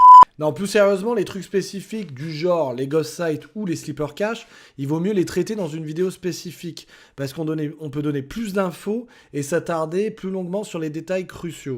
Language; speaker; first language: French; native; French